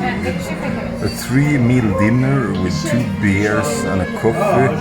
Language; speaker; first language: English; non-native, fluent; Swedish